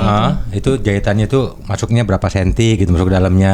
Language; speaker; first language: Indonesian; native; Indonesian